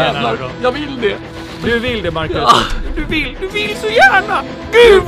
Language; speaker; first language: Swedish; native; Swedish